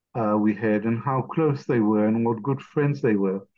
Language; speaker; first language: English; non-native, fluent; Arabic